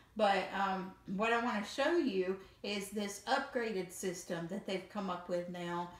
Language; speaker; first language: English; native; English